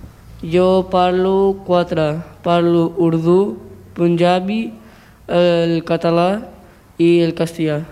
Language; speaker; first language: Catalan; early bilingual, other home language; Punjabi